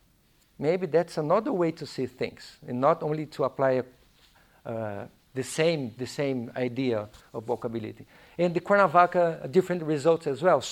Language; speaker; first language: English; non-native, fluent; Portuguese